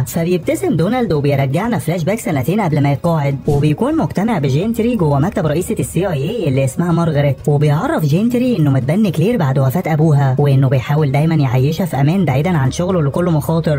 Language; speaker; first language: Arabic; native; Arabic